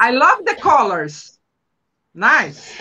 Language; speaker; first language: English; non-native, learner; Portuguese